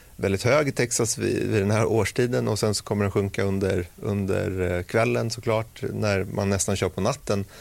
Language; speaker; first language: Swedish; native; Swedish